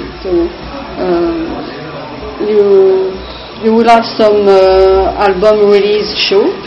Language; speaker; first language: English; non-native, learner; French